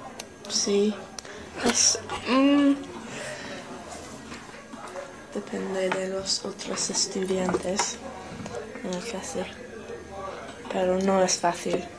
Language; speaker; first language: Spanish; non-native, learner; English